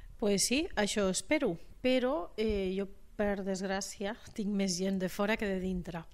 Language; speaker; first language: Catalan; non-native, local second language; Spanish